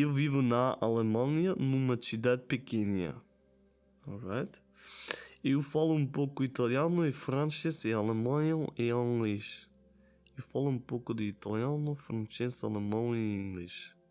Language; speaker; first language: Portuguese; non-native, learner; German